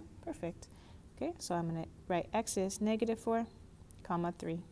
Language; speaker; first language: English; native; English